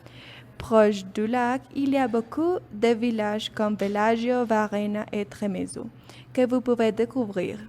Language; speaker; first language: French; non-native, learner; Spanish